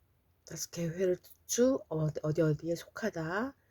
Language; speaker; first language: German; non-native, fluent; Korean